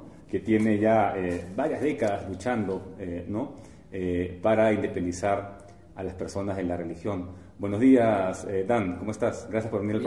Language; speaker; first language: Spanish; native; Spanish